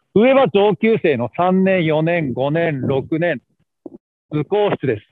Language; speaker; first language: Japanese; native; Japanese